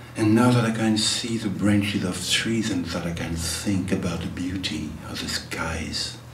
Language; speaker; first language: English; non-native, fluent; French